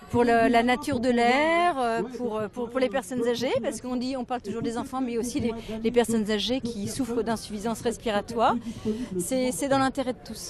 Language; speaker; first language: French; native; French